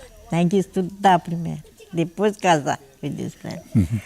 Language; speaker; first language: Portuguese; non-native, local second language; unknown